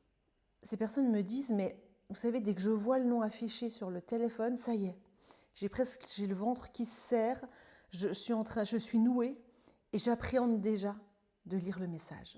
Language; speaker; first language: French; native; French